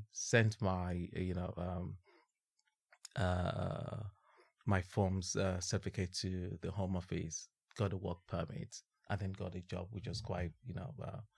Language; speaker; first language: English; non-native, local second language; Yoruba